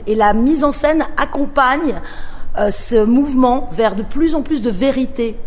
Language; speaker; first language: French; native; French